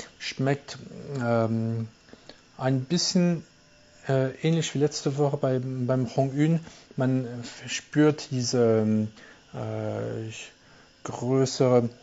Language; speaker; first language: German; non-native, local second language; French